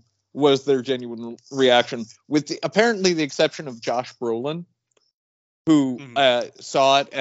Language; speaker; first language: English; native; English